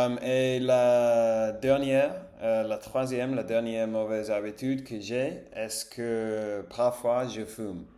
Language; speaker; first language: French; non-native, fluent; Spanish